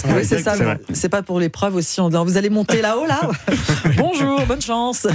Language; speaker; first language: French; native; French